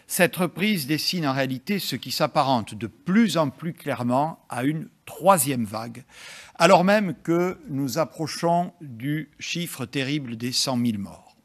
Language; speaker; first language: French; native; French